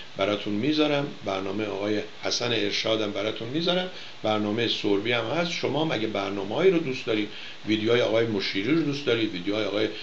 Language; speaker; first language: Persian; native; Persian